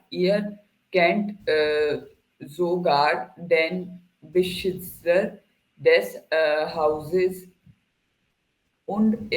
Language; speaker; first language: German; non-native, learner; Hindi